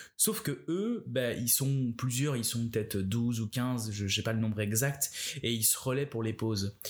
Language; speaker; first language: French; native; French